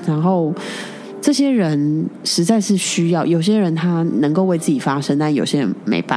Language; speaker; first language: Chinese; native; Chinese